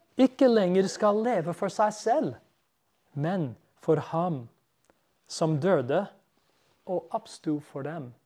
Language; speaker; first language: Norwegian; non-native, fluent; English